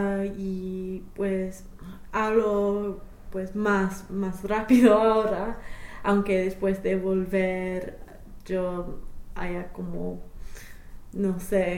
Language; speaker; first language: Spanish; non-native, fluent; English